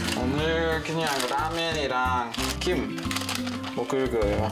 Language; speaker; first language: Korean; non-native, learner; English